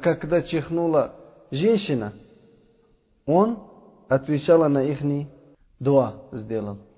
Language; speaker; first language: Russian; non-native, local second language; Uzbek